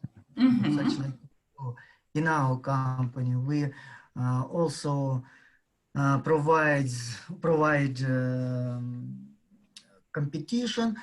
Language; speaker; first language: English; non-native, learner; Russian